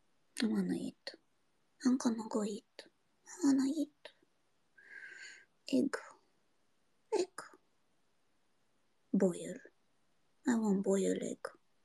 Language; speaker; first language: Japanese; non-native, learner; English